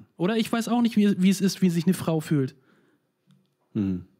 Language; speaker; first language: German; native; German